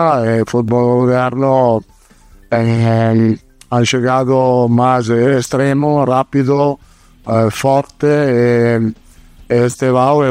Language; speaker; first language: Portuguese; non-native, learner; Italian